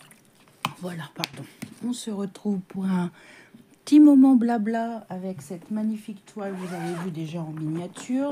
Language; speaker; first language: French; native; French